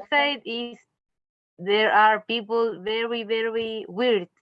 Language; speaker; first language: English; non-native, learner; Spanish